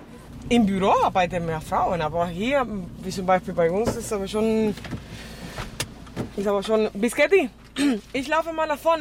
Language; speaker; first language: German; non-native, fluent; Spanish